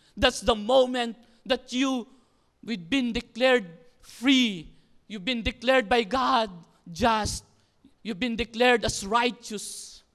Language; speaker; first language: English; non-native, local second language; Filipino